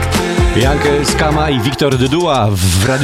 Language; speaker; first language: Polish; native; Polish